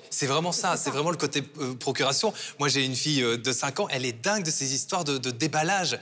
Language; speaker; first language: French; native; French